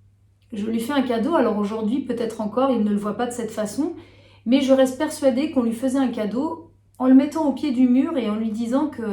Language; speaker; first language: French; native; French